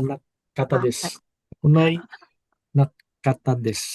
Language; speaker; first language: Japanese; non-native, learner; Filipino